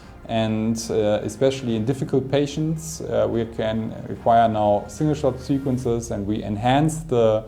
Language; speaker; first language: English; non-native, fluent; German